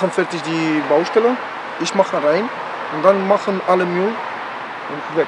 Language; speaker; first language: German; non-native, learner; Romanian